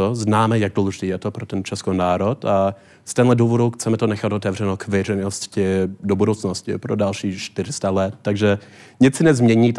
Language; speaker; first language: Czech; non-native, learner; English